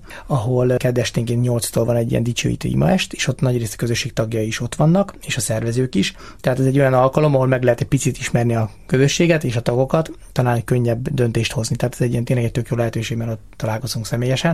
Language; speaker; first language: Hungarian; native; Hungarian